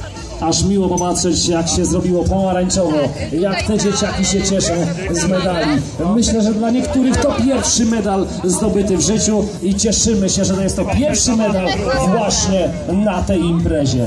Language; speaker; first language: Polish; native; Polish